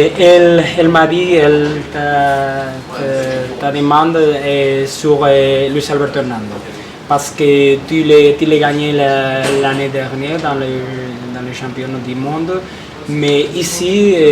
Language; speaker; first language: French; non-native, learner; Spanish